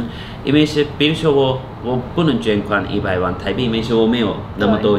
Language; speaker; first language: Chinese; non-native, fluent; Turkish